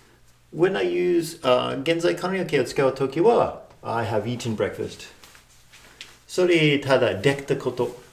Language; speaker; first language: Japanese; non-native, fluent; English